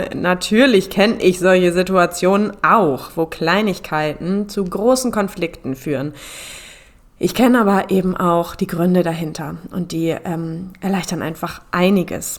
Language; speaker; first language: German; native; German